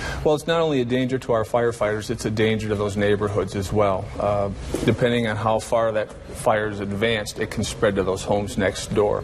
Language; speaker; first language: English; native; English